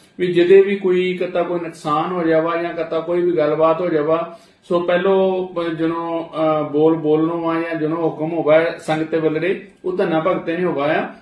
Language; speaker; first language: Punjabi; non-native, local second language; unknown